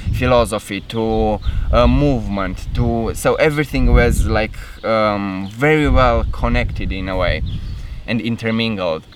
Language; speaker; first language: English; non-native, fluent; Romanian